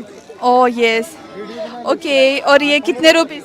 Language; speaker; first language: Hindi; non-native, learner; Russian